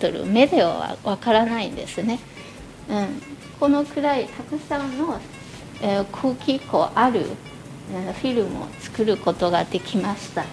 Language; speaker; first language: Japanese; non-native, fluent; Chinese